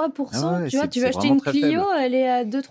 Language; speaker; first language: French; native; French